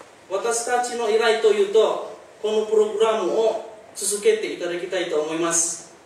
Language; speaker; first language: Japanese; non-native, learner; Indonesian